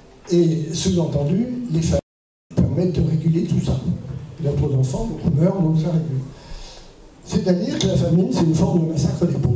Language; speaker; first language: French; native; French